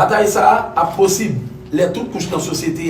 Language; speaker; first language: Haitian Creole; native; Haitian Creole